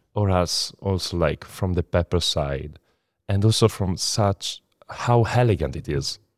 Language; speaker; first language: English; non-native, fluent; Italian